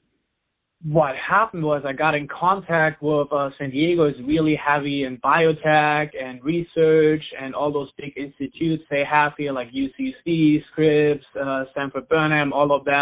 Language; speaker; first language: English; non-native, fluent; German